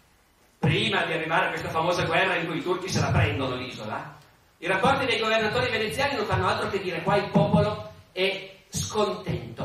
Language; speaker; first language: Italian; native; Italian